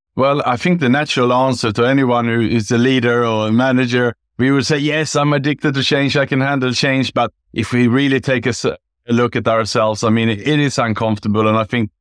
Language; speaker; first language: English; non-native, fluent; Swedish